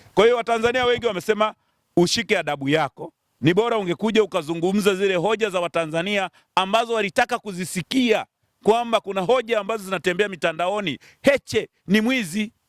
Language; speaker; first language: Swahili; native; Swahili